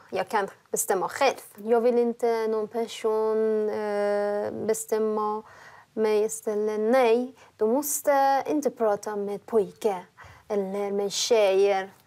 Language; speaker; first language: Swedish; non-native, learner; Persian